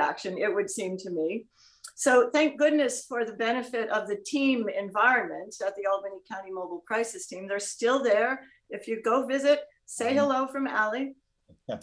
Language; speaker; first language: English; native; English